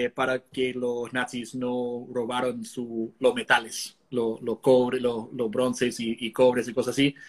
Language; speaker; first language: Spanish; non-native, fluent; English